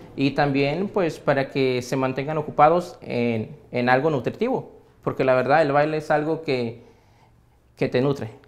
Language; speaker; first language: Spanish; native; Spanish